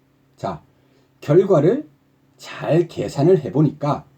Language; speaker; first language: Korean; native; Korean